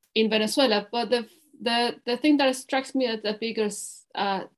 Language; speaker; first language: English; non-native, fluent; Spanish